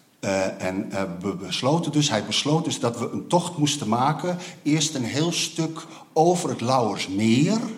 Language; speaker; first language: Dutch; native; Dutch